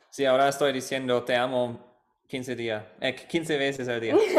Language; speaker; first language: Spanish; non-native, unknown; German